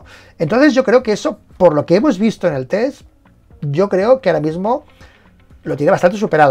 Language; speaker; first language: Spanish; native; Spanish